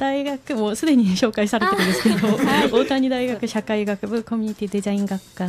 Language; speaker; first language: Japanese; non-native, fluent; Korean